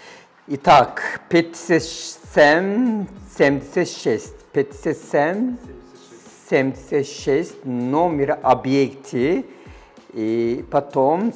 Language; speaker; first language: Russian; non-native, learner; Turkish